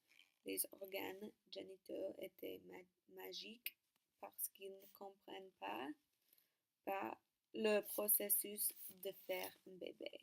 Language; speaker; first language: French; non-native, learner; English